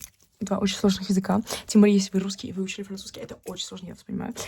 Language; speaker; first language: Russian; early bilingual, heritage; Russian